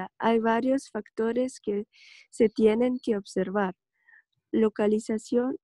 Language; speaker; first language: Spanish; non-native, learner; Russian